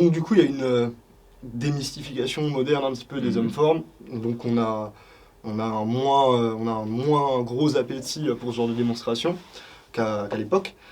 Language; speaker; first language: French; native; French